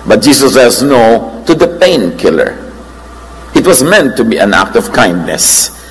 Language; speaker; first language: English; non-native, local second language; Filipino